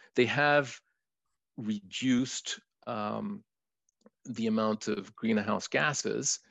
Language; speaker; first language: English; non-native, fluent; Spanish